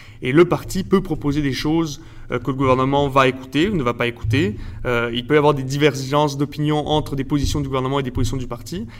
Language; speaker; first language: French; early bilingual, other home language; Spanish